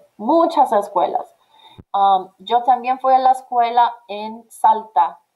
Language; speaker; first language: Spanish; non-native, fluent; English